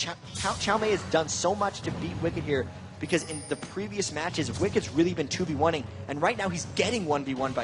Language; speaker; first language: English; native; English